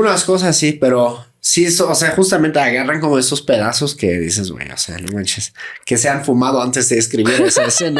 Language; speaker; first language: Spanish; native; Spanish